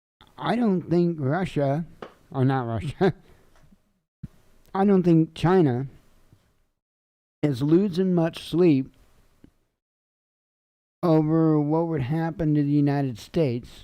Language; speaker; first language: English; native; English